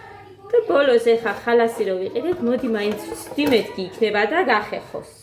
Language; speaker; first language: Georgian; native; Georgian